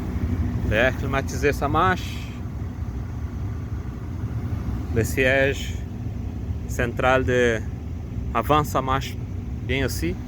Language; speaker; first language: French; non-native, learner; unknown